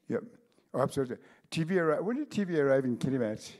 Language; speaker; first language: English; non-native, local second language; Cree